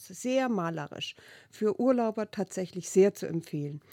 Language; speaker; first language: German; native; German